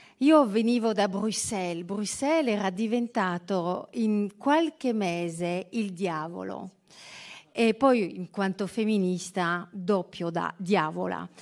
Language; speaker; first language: Italian; early bilingual, heritage; French